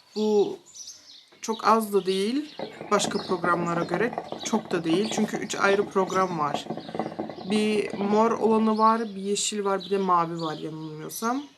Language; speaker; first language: Turkish; early bilingual, heritage; Turkish